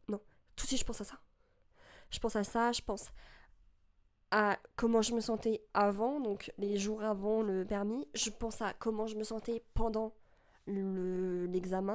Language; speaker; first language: French; native; French